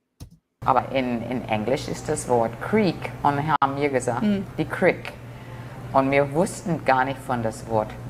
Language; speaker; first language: German; early bilingual, heritage; German